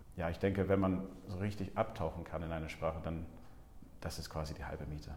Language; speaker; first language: German; non-native, fluent; English